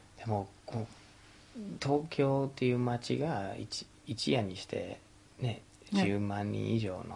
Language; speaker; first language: Japanese; non-native, fluent; English